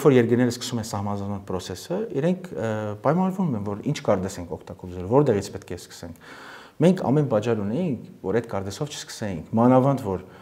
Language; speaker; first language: Armenian; early bilingual, heritage; Armenian